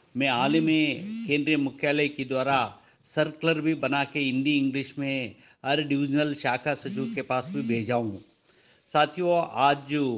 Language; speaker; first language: Hindi; non-native, local second language; Kannada